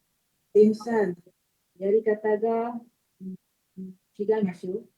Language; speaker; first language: Japanese; non-native, learner; Indonesian